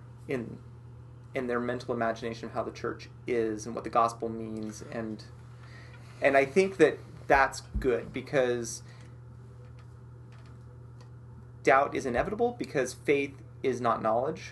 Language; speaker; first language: English; native; English